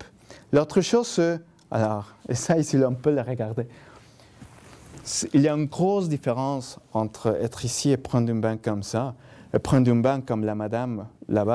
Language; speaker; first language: French; non-native, fluent; Spanish